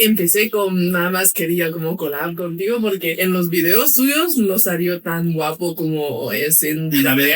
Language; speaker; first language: Spanish; non-native, fluent; Chinese